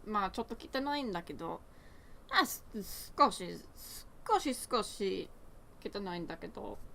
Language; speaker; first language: Japanese; non-native, learner; English